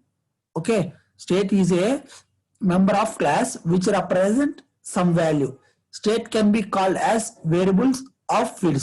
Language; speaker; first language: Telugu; native; Telugu